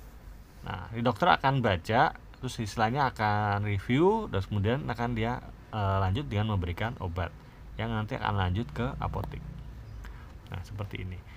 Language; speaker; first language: Indonesian; native; Indonesian